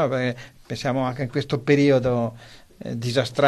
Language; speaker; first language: Italian; native; Italian